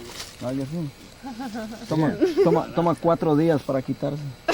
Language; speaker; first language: Spanish; native; Spanish